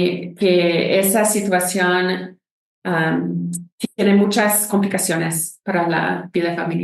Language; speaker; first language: Spanish; non-native, fluent; English